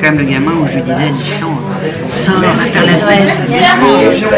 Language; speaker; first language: French; native; French